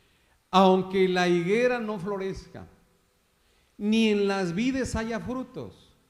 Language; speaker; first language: Spanish; native; Spanish